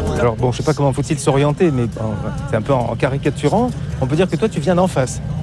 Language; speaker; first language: French; native; French